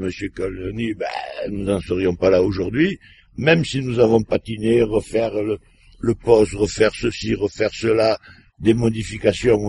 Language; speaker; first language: French; native; French